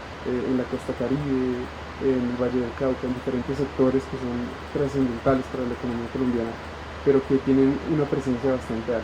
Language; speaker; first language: Spanish; native; Spanish